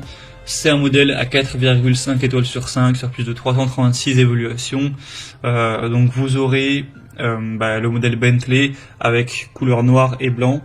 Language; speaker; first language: French; native; French